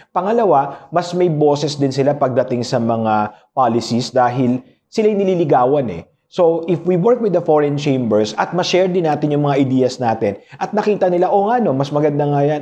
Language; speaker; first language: Filipino; non-native, local second language; Pampanga